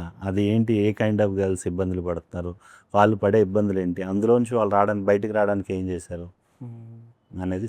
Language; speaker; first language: Telugu; native; Telugu